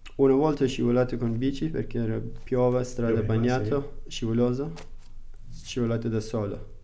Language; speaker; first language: Italian; non-native, fluent; Persian